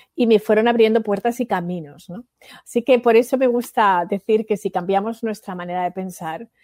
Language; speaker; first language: Spanish; native; Spanish